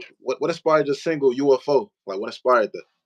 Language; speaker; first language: English; native; English